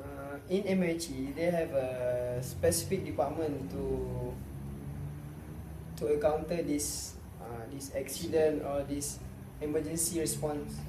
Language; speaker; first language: English; non-native, local second language; Malay